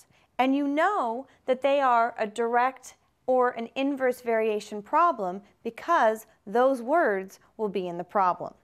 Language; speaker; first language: English; native; English